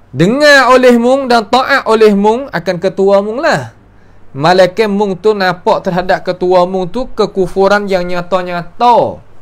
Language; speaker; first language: Malay; native; Malay